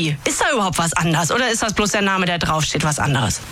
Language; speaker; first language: German; native; German